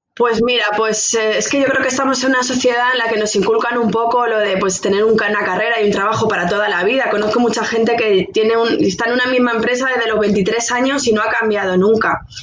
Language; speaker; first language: Spanish; native; Spanish